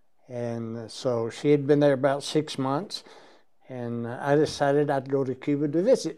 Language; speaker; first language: English; native; English